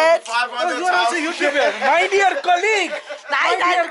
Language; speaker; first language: English; non-native, local second language; Telugu